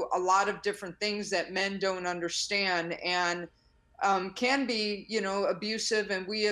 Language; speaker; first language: English; native; English